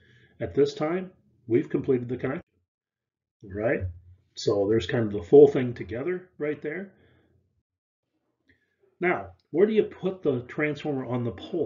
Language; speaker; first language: English; native; English